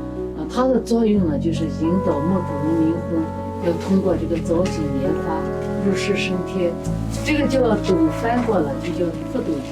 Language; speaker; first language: Chinese; native; Chinese